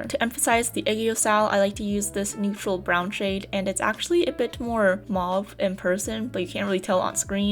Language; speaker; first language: English; native; English